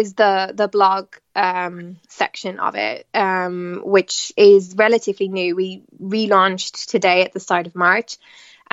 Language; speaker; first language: English; native; English